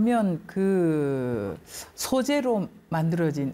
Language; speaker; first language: Korean; native; Korean